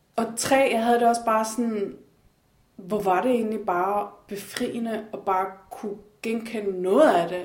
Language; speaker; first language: Danish; native; Danish